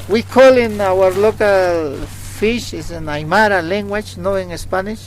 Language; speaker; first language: English; non-native, learner; Spanish